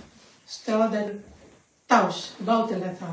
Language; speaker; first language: Dutch; non-native, learner; Indonesian